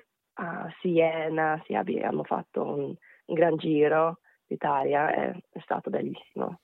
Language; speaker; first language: Italian; non-native, fluent; Korean